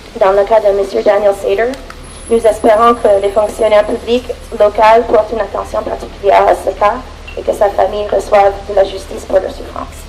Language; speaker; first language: French; non-native, fluent; English